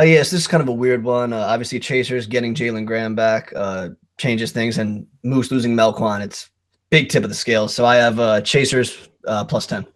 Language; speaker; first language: English; native; English